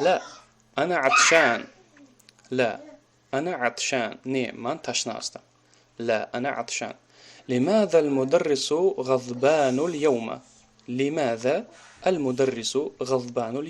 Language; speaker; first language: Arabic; non-native, fluent; Tajik